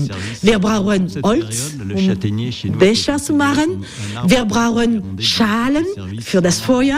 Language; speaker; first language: German; non-native, learner; French